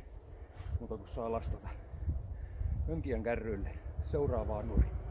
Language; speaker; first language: Finnish; native; Finnish